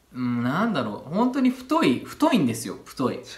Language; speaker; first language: Japanese; native; Japanese